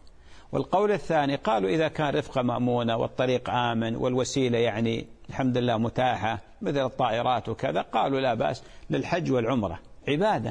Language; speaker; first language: Arabic; native; Arabic